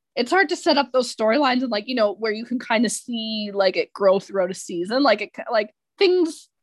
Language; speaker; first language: English; native; English